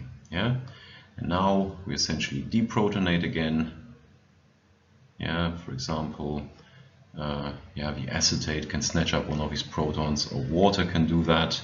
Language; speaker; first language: English; non-native, fluent; German